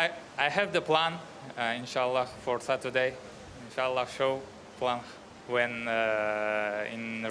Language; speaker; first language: English; non-native, learner; Russian